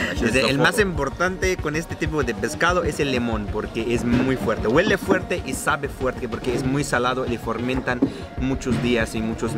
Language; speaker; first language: Spanish; non-native, fluent; Arabic